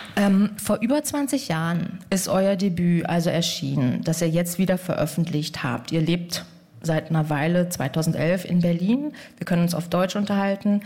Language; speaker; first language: German; native; German